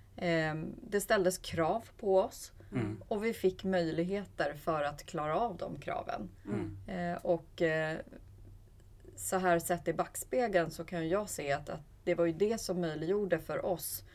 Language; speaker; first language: Swedish; early bilingual, other home language; Persian